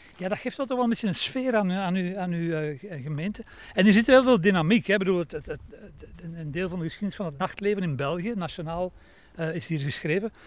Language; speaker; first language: Dutch; native; Dutch